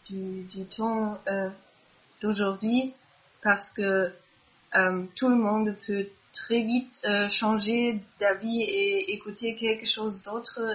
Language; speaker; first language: French; non-native, learner; German